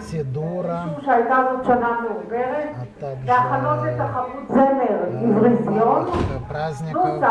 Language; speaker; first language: Russian; non-native, local second language; Azerbaijani